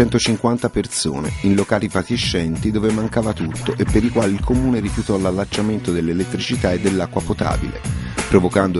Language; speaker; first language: Italian; native; Italian